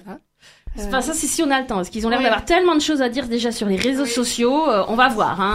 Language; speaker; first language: French; native; French